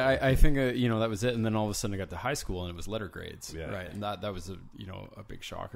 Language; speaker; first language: English; native; English